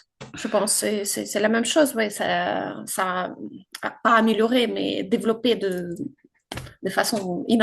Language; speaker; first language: French; non-native, fluent; Ukrainian